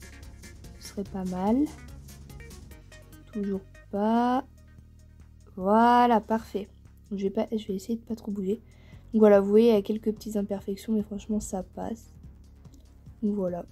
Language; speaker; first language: French; native; French